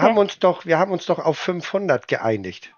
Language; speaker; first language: German; native; German